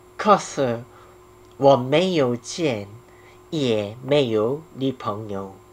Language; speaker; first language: Chinese; non-native, learner; Korean